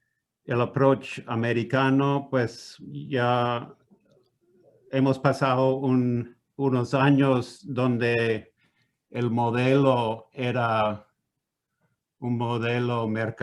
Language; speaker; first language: Spanish; non-native, fluent; Italian